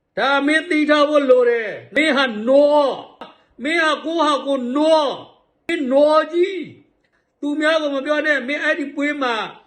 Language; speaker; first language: Burmese; native; Burmese